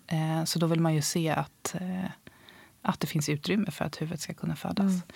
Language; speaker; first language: Swedish; native; Swedish